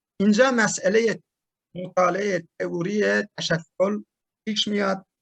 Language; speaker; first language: Persian; non-native, local second language; Turkmen